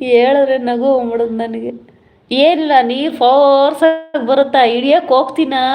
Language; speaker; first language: Kannada; non-native, local second language; Malayalam